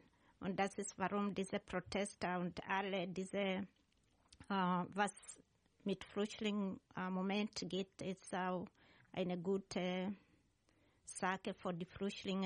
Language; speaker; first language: German; non-native, learner; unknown